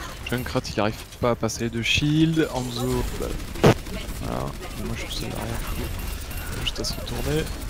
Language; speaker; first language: French; native; French